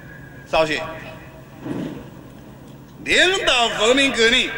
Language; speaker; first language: Chinese; non-native, local second language; Min Nan Chinese